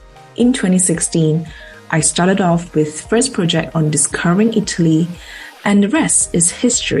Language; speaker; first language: English; non-native, local second language; Chinese